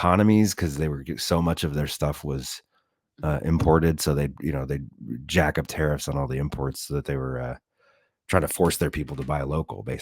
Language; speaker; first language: English; native; English